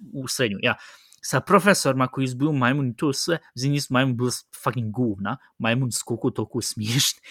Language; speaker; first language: Bosnian; early bilingual, heritage; Bosnian